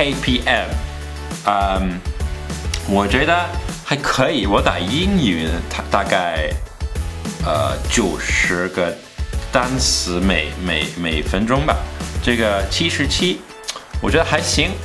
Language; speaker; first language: Chinese; non-native, fluent; English